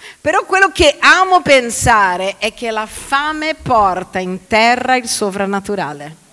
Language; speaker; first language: Italian; non-native, fluent; Portuguese